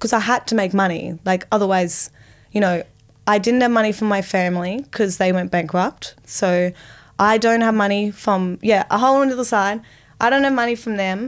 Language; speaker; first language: English; native; English